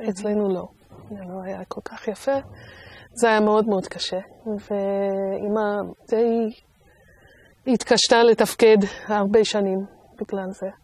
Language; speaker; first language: Hebrew; non-native, fluent; English